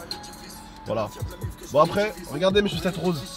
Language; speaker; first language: French; native; French